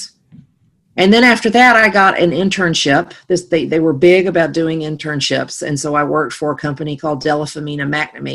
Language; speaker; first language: English; native; English